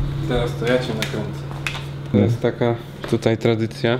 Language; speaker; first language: Polish; native; Polish